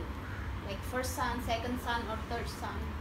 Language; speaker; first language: English; non-native, fluent; Indonesian